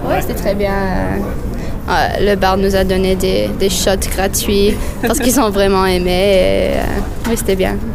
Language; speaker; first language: French; native; French